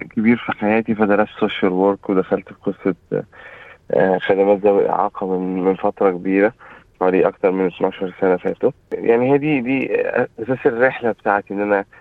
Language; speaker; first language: Arabic; native; Arabic